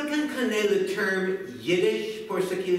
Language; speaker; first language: French; non-native, fluent; English